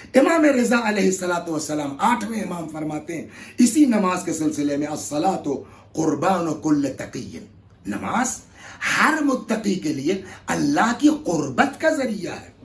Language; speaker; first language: Urdu; native; Urdu